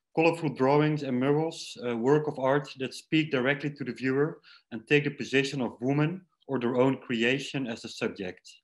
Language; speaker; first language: English; non-native, fluent; Dutch